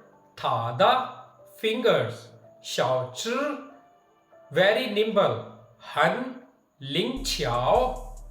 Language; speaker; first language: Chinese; non-native, fluent; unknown